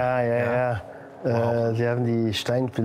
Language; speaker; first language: German; non-native, learner; Dutch